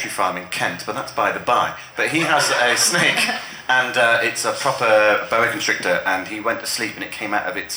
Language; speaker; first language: English; native; English